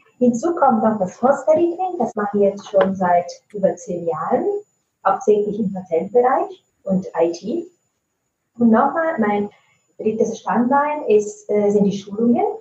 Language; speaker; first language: German; non-native, fluent; Italian